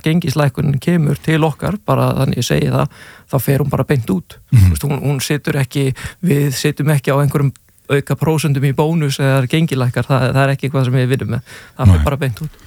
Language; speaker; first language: Icelandic; native; Icelandic